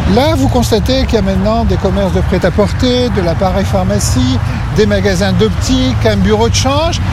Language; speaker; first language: French; native; French